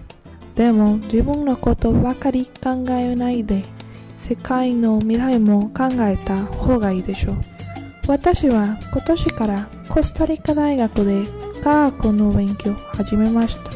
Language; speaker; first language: Japanese; non-native, learner; Spanish